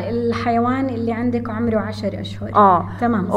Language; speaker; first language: Arabic; native; Arabic